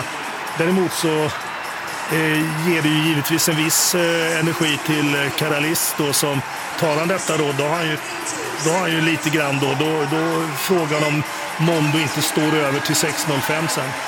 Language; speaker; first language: Swedish; native; Swedish